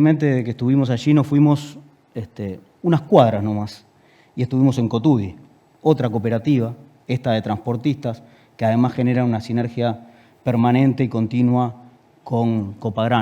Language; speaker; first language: Spanish; native; Spanish